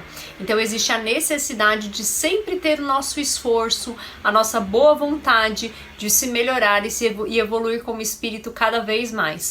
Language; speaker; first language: Portuguese; native; Portuguese